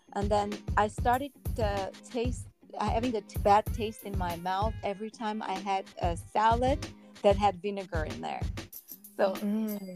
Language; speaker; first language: English; early bilingual, other home language; Armenian